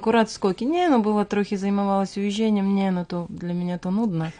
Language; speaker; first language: Polish; non-native, learner; Ukrainian